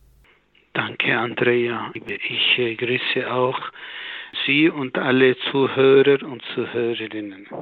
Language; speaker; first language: German; non-native, fluent; Arabic